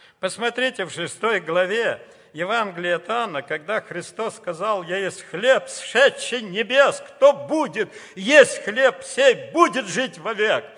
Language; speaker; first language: Russian; native; Russian